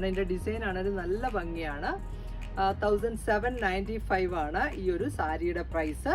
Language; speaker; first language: Malayalam; native; Malayalam